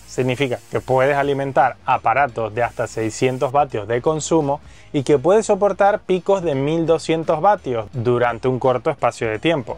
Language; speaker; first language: Spanish; native; Spanish